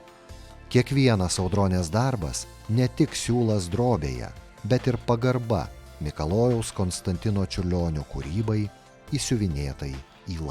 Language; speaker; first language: Lithuanian; native; Lithuanian